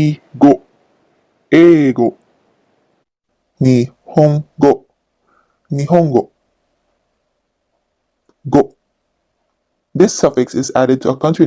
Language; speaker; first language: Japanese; non-native, learner; Filipino